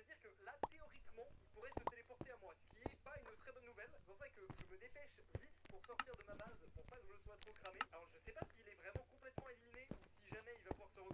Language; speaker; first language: French; native; French